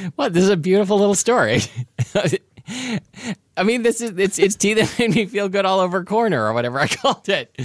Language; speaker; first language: English; native; English